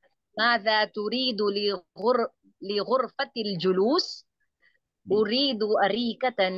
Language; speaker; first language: Arabic; non-native, learner; Urdu